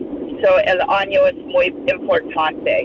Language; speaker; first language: Spanish; non-native, learner; English